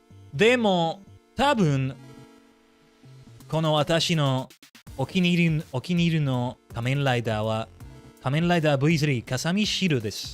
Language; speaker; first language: Japanese; non-native, learner; English